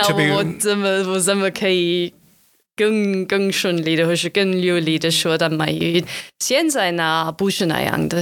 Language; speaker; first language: Chinese; non-native, fluent; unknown